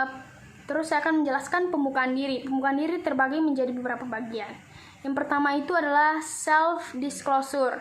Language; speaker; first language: Indonesian; native; Indonesian